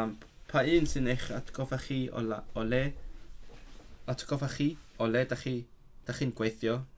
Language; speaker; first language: Welsh; non-native, learner; Cantonese